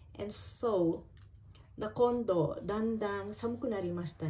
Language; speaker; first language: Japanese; non-native, fluent; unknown